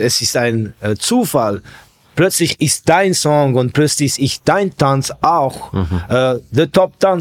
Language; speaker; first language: German; non-native, fluent; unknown